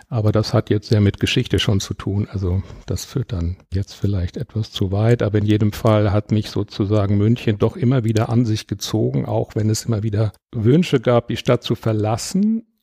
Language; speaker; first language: German; native; German